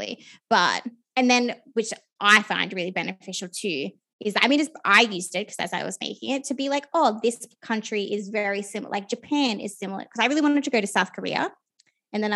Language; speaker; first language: English; native; English